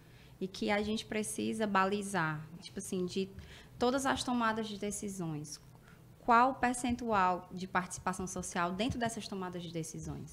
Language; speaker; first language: Portuguese; native; Portuguese